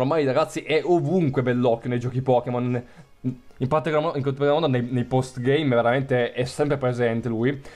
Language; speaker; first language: Italian; native; Italian